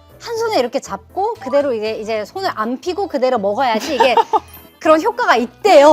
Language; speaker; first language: Korean; non-native, fluent; Kazakh